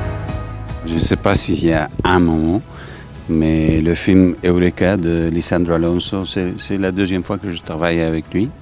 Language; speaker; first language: French; non-native, fluent; English